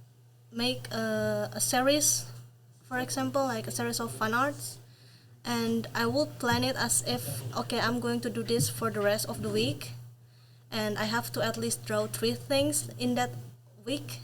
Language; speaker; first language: English; non-native, fluent; Dutch